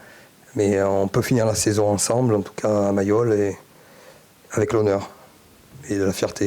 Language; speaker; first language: French; native; French